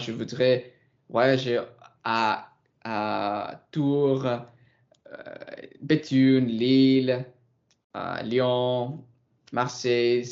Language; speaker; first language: French; non-native, fluent; English